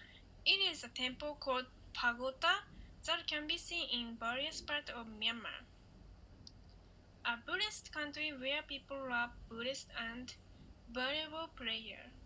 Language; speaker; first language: English; non-native, learner; Malay